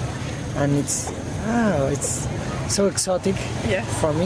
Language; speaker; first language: English; non-native, learner; Spanish